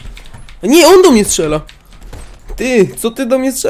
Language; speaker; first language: Polish; native; Polish